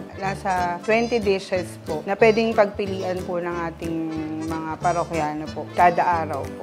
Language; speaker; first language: Filipino; native; Filipino